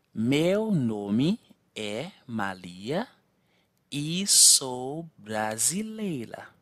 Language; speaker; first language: Portuguese; non-native, fluent; Haitian Creole